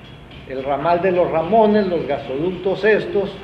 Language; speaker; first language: Spanish; native; Spanish